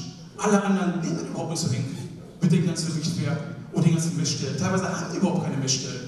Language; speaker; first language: German; native; German